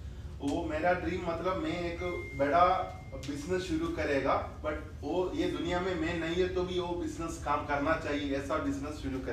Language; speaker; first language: Hindi; non-native, fluent; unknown